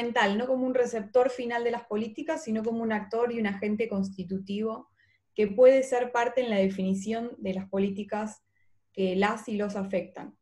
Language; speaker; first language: Spanish; native; Spanish